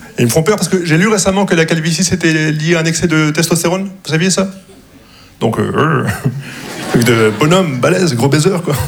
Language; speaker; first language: French; non-native, local second language; Arabic